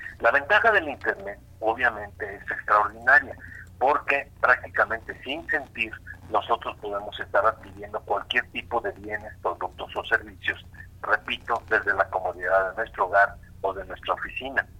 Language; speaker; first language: Spanish; native; Spanish